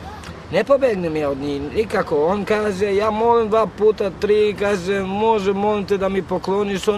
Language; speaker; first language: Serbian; non-native, local second language; Romany